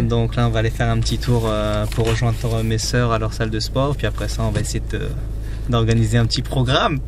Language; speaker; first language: French; early bilingual, other home language; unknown